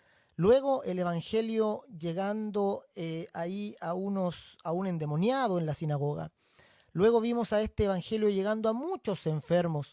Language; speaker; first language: Spanish; native; Spanish